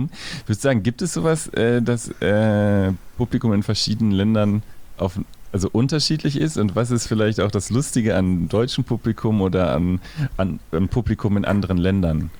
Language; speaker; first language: German; native; German